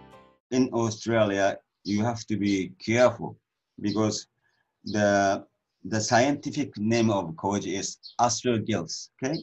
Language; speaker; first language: English; non-native, learner; Japanese